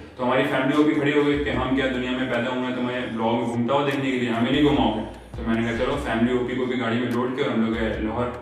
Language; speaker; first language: Urdu; native; Urdu